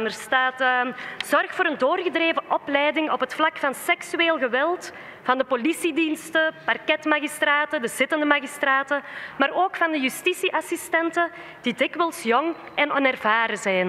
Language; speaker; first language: Dutch; native; Dutch